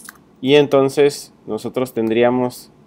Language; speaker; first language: Spanish; native; Spanish